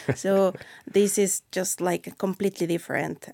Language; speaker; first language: English; non-native, fluent; Spanish